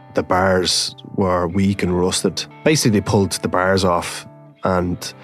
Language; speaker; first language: English; native; English